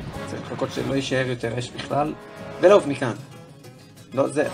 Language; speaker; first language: Hebrew; native; Hebrew